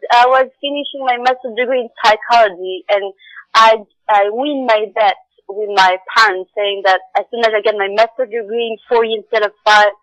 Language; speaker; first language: English; non-native, fluent; Arabic